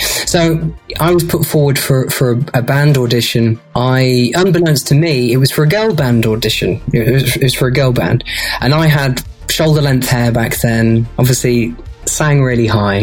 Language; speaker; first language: English; native; English